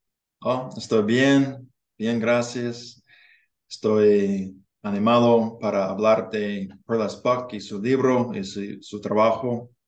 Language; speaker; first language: Spanish; non-native, learner; English